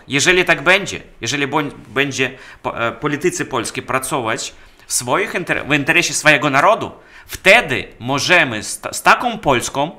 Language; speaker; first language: Polish; non-native, fluent; Russian